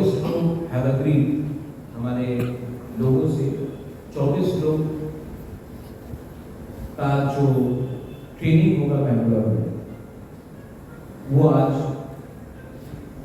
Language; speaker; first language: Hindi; non-native, local second language; Kok Borok